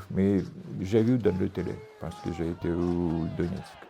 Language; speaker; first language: French; non-native, learner; Ukrainian